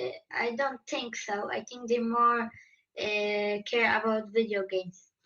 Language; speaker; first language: English; non-native, fluent; Polish